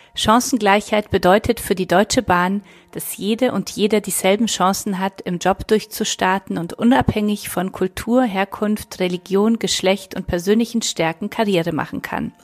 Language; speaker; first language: German; non-native, fluent; Polish